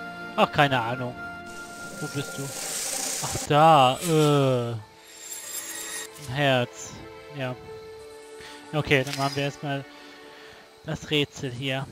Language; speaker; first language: German; native; German